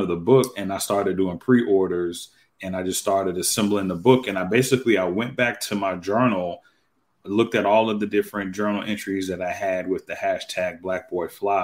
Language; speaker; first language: English; native; English